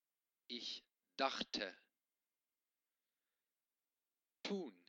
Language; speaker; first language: German; non-native, local second language; Luxembourgish